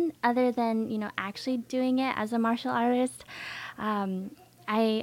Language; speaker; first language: English; native; English